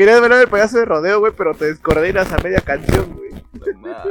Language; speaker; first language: Spanish; native; Spanish